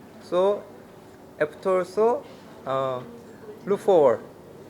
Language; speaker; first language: English; non-native, learner; Korean